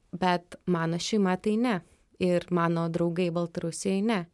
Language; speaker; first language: Lithuanian; non-native, fluent; Russian